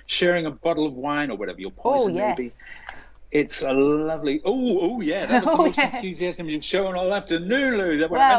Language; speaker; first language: English; native; English